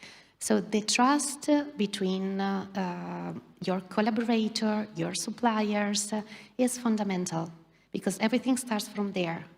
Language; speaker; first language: English; non-native, fluent; Italian